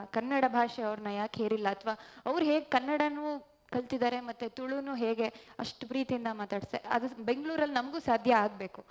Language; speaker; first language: Kannada; native; Kannada